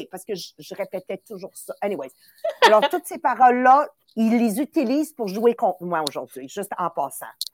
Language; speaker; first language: French; native; French